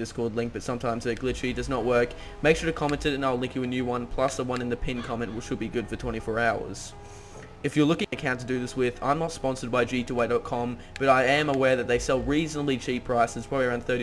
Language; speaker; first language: English; native; English